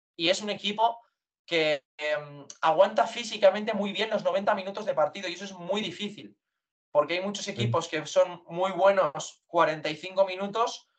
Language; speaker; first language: English; non-native, learner; Spanish